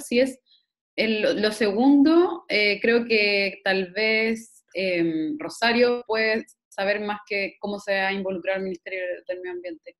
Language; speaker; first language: Spanish; native; Spanish